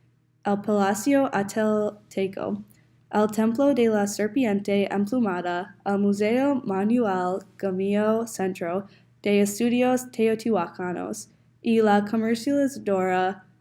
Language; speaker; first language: Spanish; non-native, learner; English